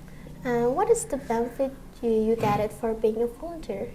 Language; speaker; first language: English; non-native, learner; Indonesian